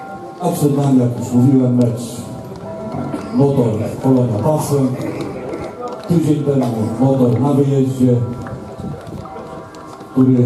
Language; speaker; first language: Polish; native; Polish